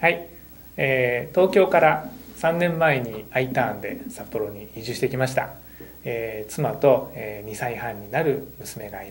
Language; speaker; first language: Japanese; native; Japanese